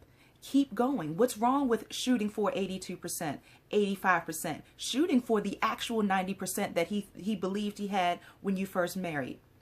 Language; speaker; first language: English; native; English